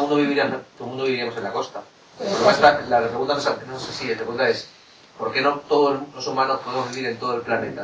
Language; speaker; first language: Spanish; native; Spanish